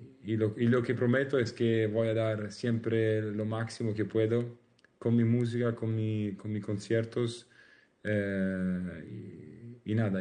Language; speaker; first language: Spanish; non-native, learner; Italian